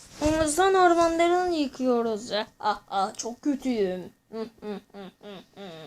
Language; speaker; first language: Turkish; native; Turkish